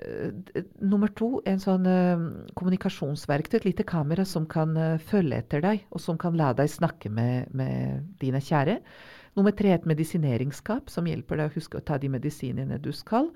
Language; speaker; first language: Norwegian; non-native, fluent; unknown